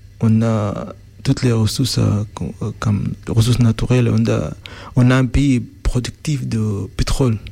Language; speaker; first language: French; non-native, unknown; Arabic